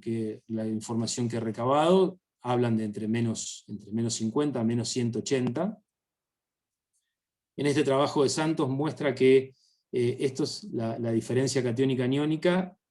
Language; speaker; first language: Spanish; native; Spanish